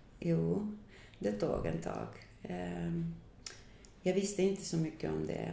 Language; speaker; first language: Swedish; non-native, fluent; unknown